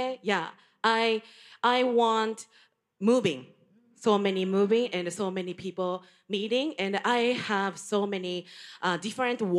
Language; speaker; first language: English; non-native, learner; Japanese